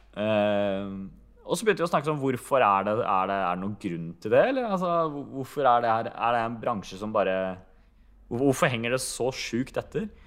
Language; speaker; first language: Norwegian; early bilingual, other home language; Hungarian